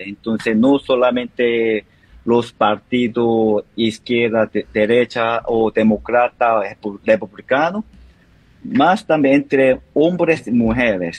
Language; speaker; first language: Spanish; non-native, learner; Korean